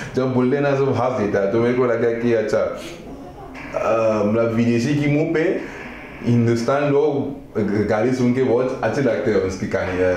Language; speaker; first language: Hindi; non-native, fluent; Igbo